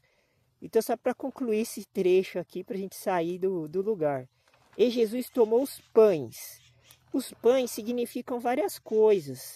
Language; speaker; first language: Portuguese; native; Portuguese